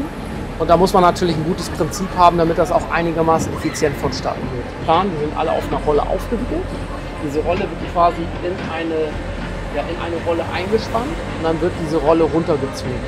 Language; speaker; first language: German; native; German